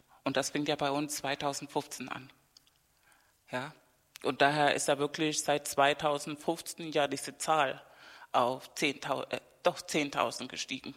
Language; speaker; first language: German; non-native, fluent; Spanish